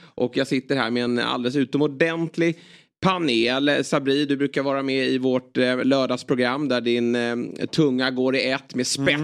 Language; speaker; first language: Swedish; native; Swedish